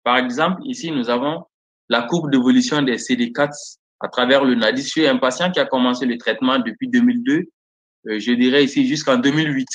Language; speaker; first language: French; non-native, local second language; Bambara